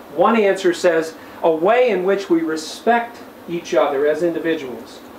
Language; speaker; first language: English; native; English